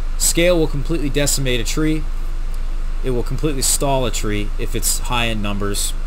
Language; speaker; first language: English; native; English